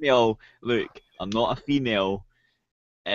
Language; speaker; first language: English; native; English